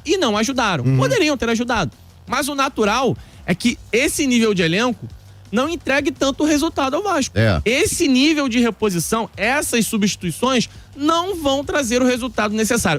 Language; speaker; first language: Portuguese; native; Portuguese